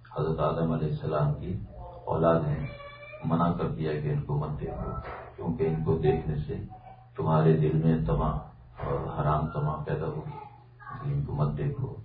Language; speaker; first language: Urdu; native; Urdu